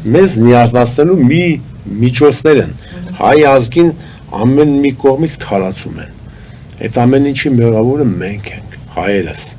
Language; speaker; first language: Armenian; native; Armenian